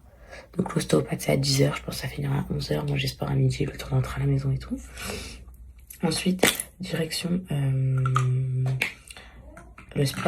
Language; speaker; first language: French; native; French